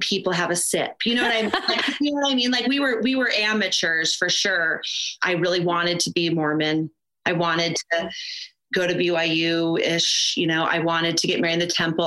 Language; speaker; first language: English; native; English